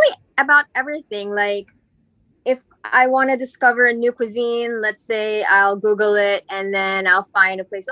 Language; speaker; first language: English; non-native, local second language; Filipino